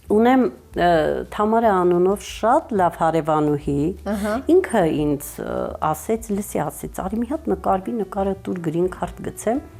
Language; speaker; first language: Armenian; native; Armenian